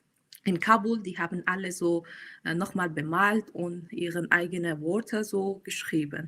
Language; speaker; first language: German; non-native, fluent; Persian